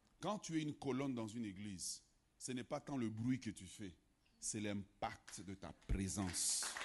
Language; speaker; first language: French; non-native, local second language; Lingala